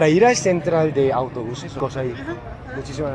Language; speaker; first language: Spanish; non-native, fluent; Korean